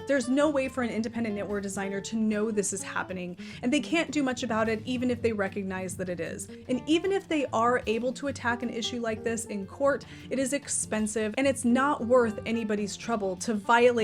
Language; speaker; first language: English; native; English